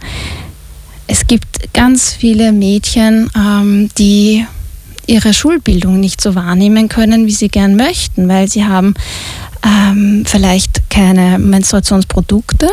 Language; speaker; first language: German; native; German